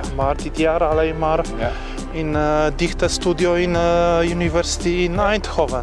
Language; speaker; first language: Dutch; non-native, learner; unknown